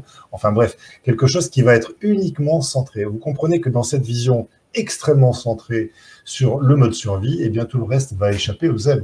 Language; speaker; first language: French; native; French